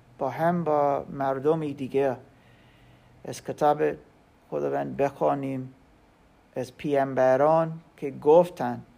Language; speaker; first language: Persian; non-native, learner; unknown